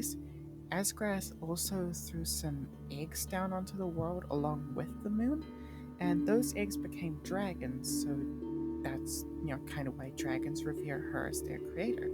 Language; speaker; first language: English; native; English